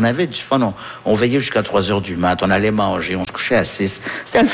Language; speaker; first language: French; early bilingual, other home language; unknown